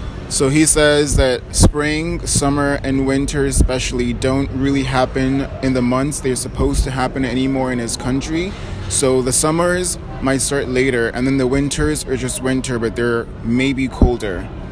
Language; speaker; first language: English; native; English